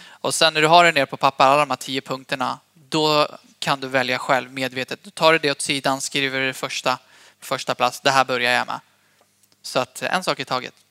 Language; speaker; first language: Swedish; early bilingual, other home language; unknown